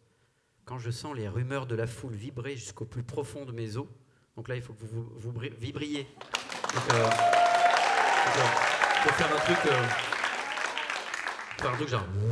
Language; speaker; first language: French; native; French